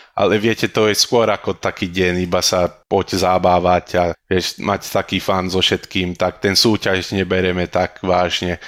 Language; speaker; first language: Slovak; early bilingual, heritage; Slovak